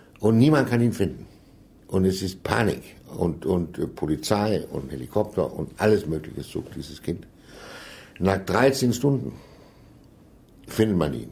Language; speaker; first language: German; non-native, fluent; Danish